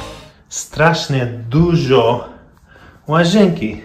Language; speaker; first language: Polish; non-native, learner; English